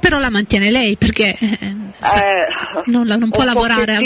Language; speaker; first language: Italian; native; Italian